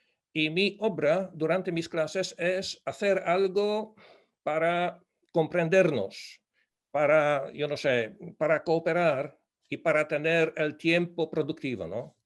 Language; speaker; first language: Spanish; non-native, fluent; Polish